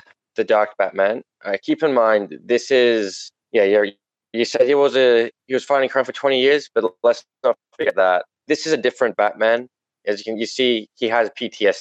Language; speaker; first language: English; native; English